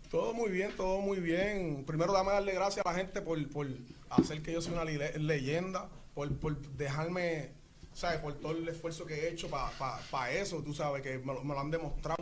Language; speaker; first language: Spanish; early bilingual, other home language; English